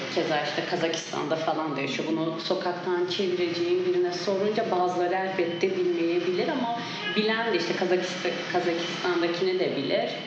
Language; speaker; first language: Turkish; non-native, local second language; Kurdish